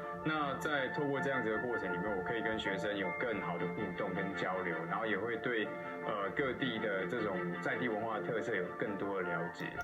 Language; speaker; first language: Chinese; native; Chinese